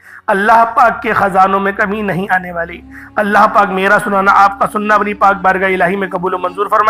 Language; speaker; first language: Urdu; native; Urdu